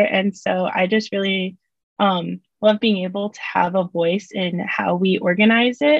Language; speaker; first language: English; native; English